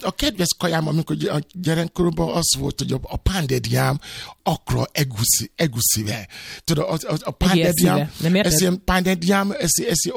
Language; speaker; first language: Hungarian; non-native, fluent; Yoruba